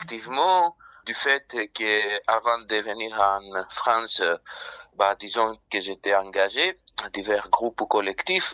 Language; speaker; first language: French; non-native, fluent; Greek